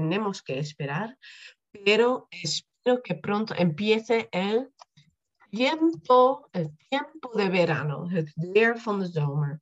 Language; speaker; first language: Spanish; non-native, fluent; Dutch